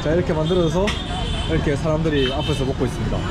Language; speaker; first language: Korean; native; Korean